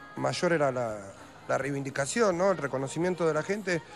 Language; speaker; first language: Spanish; native; Spanish